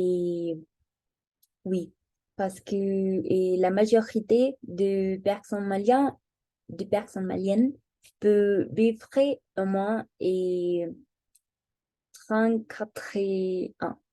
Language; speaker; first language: French; non-native, learner; Spanish